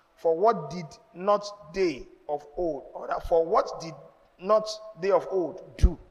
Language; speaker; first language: English; non-native, local second language; Yoruba